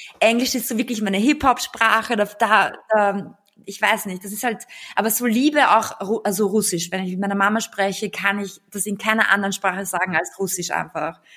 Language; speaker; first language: German; early bilingual, other home language; Bulgarian